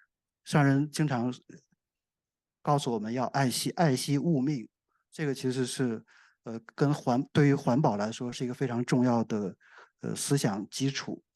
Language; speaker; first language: Chinese; native; Chinese